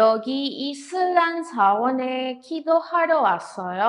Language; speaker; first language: Korean; non-native, learner; Spanish